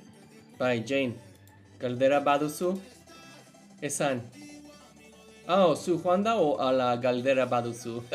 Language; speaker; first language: Basque; non-native, learner; English